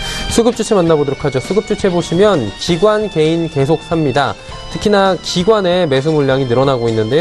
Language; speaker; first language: Korean; native; Korean